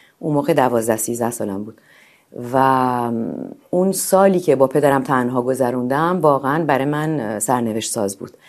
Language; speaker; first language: Persian; native; Persian